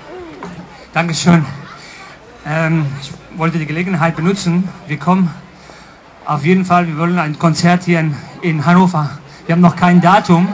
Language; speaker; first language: German; non-native, fluent; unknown